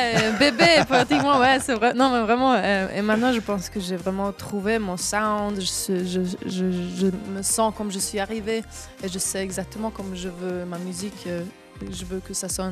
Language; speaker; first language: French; non-native, local second language; German